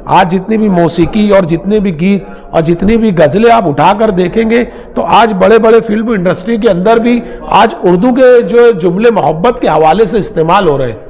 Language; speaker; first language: Urdu; native; Urdu